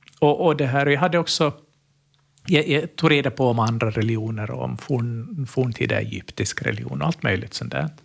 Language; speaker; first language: Swedish; native; Swedish